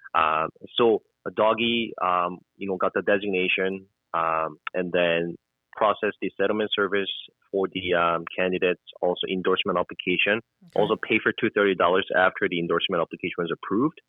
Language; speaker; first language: English; non-native, fluent; Korean